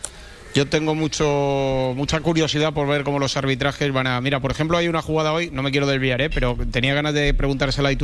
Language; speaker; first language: Spanish; native; Spanish